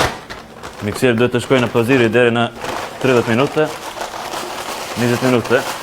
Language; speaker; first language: Albanian; native; Albanian